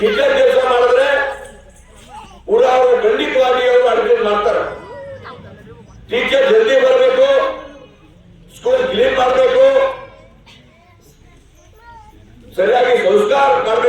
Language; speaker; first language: Kannada; non-native, local second language; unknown